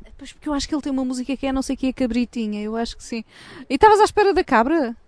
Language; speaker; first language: Portuguese; native; Portuguese